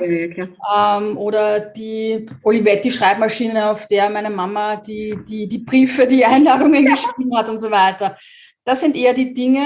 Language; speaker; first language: German; native; German